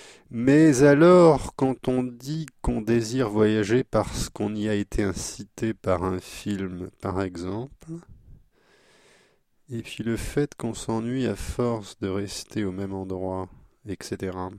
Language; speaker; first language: French; native; French